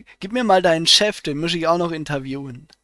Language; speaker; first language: German; native; German